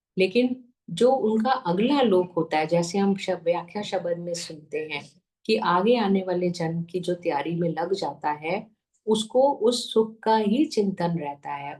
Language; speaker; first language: Hindi; native; Hindi